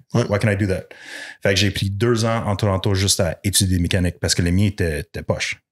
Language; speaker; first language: French; non-native, local second language; English